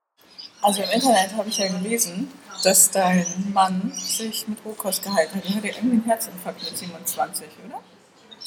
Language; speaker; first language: German; native; German